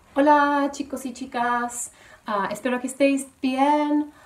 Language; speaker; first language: Spanish; non-native, fluent; English